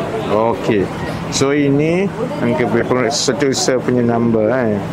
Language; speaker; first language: Malay; native; Malay